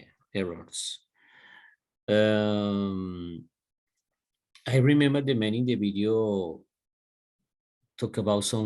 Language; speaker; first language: English; non-native, learner; Spanish